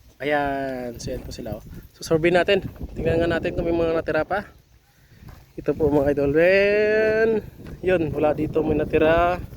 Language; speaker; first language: Filipino; native; Filipino